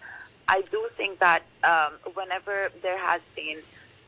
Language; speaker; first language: English; non-native, local second language; Urdu